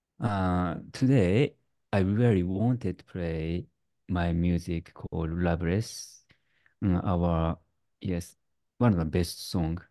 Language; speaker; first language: English; non-native, learner; Japanese